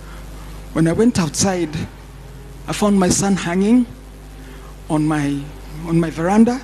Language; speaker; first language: English; non-native, local second language; Swahili